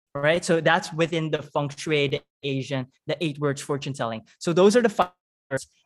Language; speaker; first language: English; non-native, fluent; Dutch